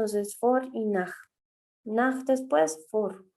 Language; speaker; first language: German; non-native, fluent; Spanish